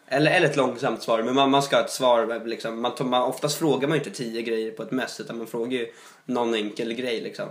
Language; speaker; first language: Swedish; native; Swedish